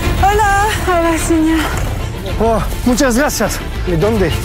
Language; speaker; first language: Spanish; non-native, learner; French